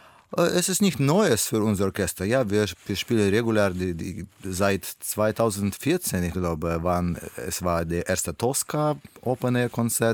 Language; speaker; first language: German; non-native, learner; Russian